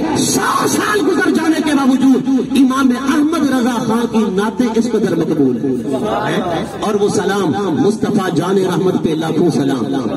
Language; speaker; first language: Urdu; native; Urdu